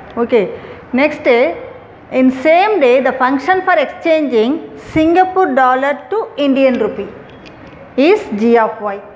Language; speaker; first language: English; non-native, local second language; Tamil